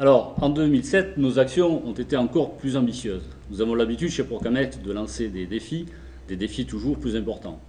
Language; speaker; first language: French; native; French